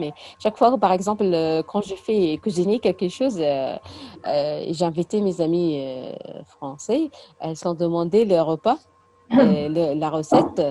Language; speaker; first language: French; non-native, learner; Arabic